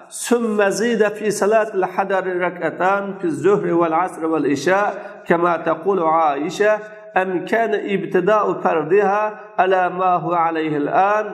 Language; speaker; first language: Arabic; non-native, fluent; Uzbek